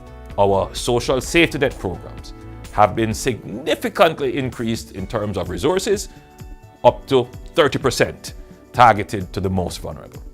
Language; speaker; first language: English; native; English